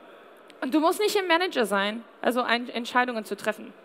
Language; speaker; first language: German; non-native, fluent; English